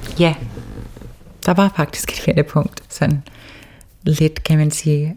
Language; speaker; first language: Danish; early bilingual, other home language; Faroese